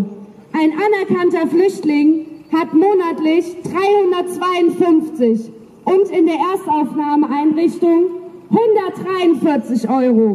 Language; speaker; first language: German; native; German